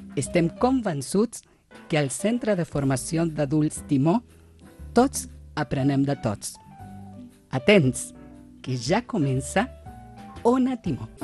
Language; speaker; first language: Catalan; non-native, fluent; Spanish